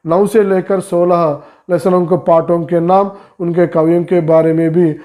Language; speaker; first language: Hindi; non-native, local second language; Telugu